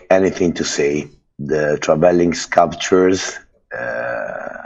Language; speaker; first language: English; non-native, fluent; Italian